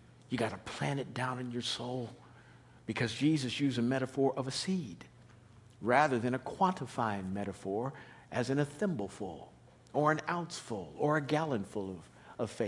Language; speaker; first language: English; native; English